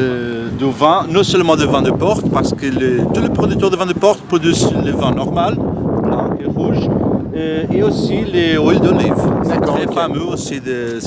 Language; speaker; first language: French; non-native, learner; Portuguese